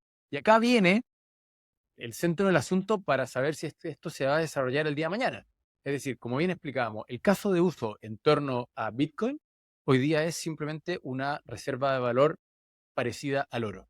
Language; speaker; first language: Spanish; native; Spanish